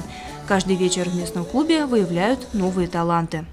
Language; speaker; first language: Russian; native; Russian